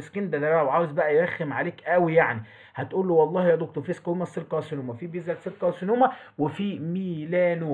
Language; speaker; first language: Arabic; native; Arabic